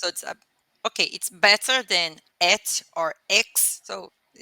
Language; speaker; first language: English; non-native, learner; Portuguese